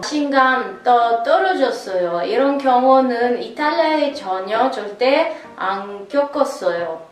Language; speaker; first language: Korean; non-native, learner; Italian